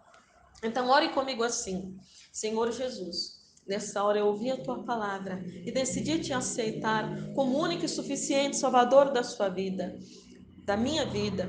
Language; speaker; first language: Portuguese; native; Portuguese